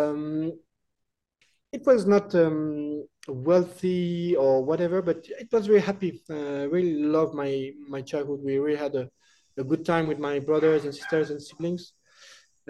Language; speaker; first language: English; non-native, fluent; French